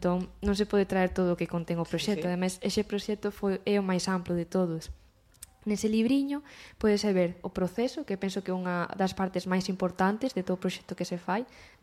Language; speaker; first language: Galician; native; Galician